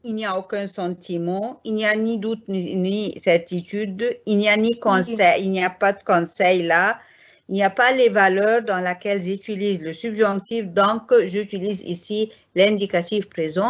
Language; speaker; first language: French; non-native, fluent; Arabic